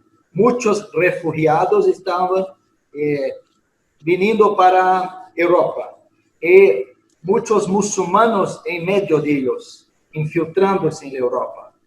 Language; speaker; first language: Spanish; non-native, fluent; Portuguese